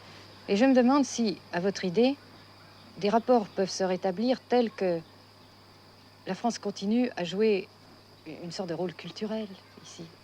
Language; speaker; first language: French; native; French